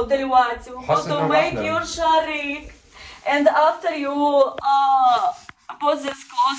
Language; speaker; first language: English; non-native, learner; Russian